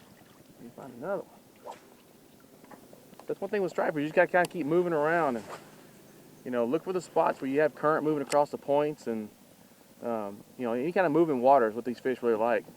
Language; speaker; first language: English; native; English